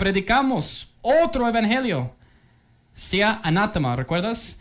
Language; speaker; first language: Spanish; early bilingual, heritage; English